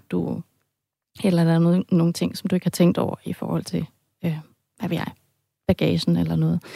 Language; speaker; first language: Danish; early bilingual, heritage; Danish